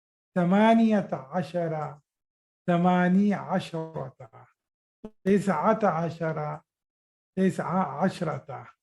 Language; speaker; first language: Arabic; non-native, fluent; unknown